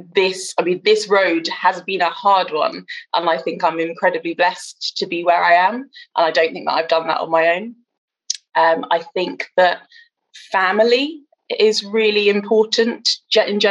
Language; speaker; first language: English; native; English